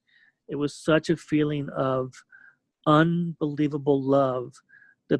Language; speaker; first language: English; native; English